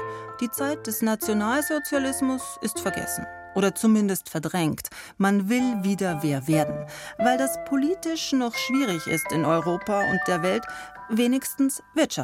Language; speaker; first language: German; native; German